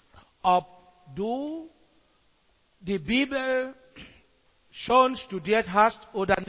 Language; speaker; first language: German; non-native, learner; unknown